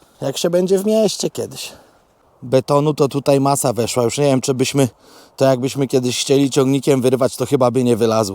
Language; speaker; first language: Polish; native; Polish